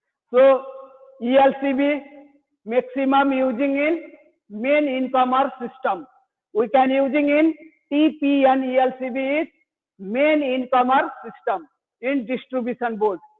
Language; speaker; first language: English; non-native, learner; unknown